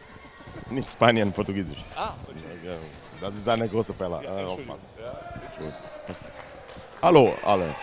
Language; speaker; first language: German; non-native, learner; Portuguese